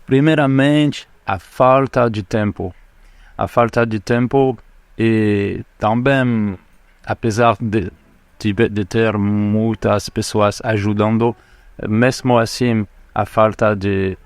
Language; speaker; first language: Portuguese; non-native, fluent; French